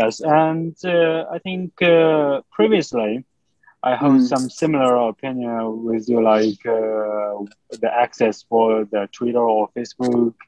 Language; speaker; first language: English; non-native, fluent; Chinese